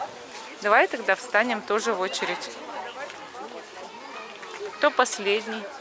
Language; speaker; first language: Russian; native; Russian